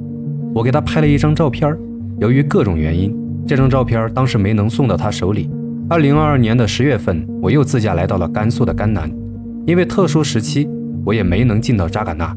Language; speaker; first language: Chinese; native; Chinese